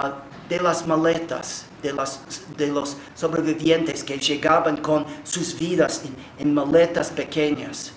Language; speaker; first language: Spanish; non-native, fluent; English